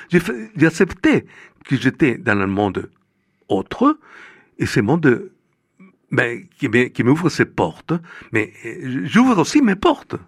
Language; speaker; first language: French; non-native, fluent; Spanish